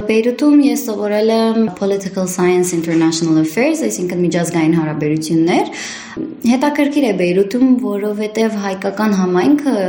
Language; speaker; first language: Armenian; early bilingual, heritage; Armenian